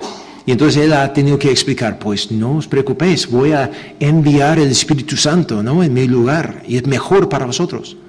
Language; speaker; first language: Spanish; non-native, fluent; English